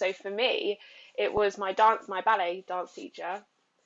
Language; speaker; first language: English; native; English